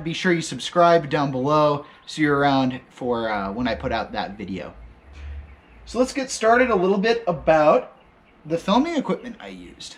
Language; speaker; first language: English; native; English